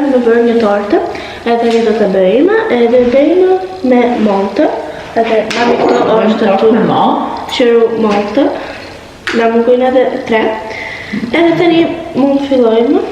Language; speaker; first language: Albanian; early bilingual, heritage; Albanian